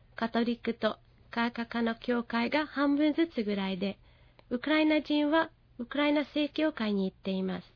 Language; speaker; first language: Japanese; non-native, fluent; Hungarian